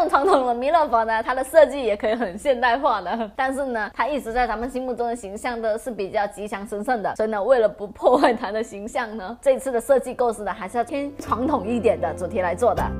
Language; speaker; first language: Chinese; native; Chinese